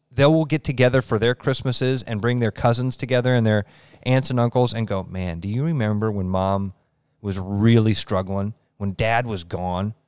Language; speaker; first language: English; native; English